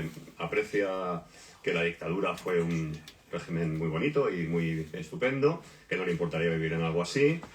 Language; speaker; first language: Spanish; native; Spanish